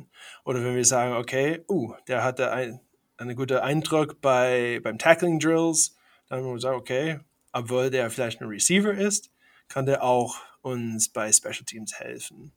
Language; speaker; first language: German; non-native, fluent; English